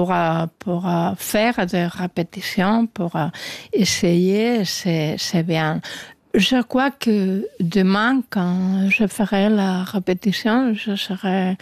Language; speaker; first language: French; non-native, learner; Spanish